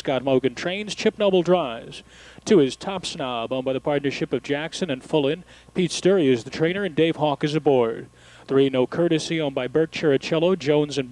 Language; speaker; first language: English; native; English